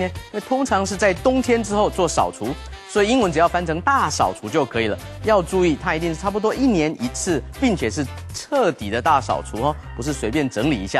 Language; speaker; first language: Chinese; native; Chinese